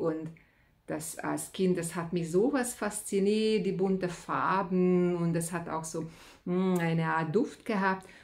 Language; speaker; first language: German; non-native, fluent; Hungarian